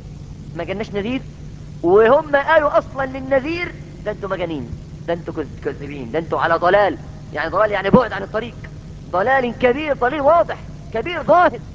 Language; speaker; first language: Arabic; native; Arabic